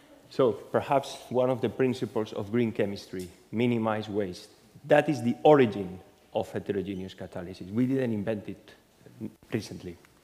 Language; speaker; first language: English; non-native, fluent; Spanish